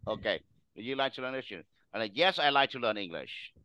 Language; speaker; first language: English; non-native, fluent; Vietnamese